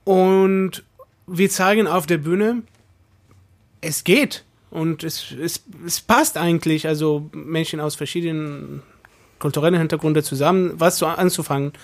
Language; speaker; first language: German; non-native, fluent; Arabic